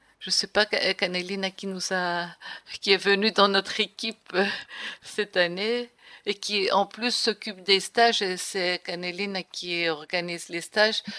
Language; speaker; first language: French; non-native, fluent; Greek